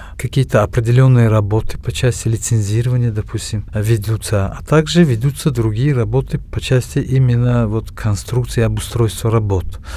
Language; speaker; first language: Russian; non-native, local second language; Tajik